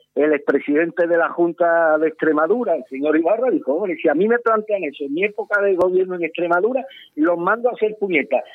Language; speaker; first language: Spanish; native; Spanish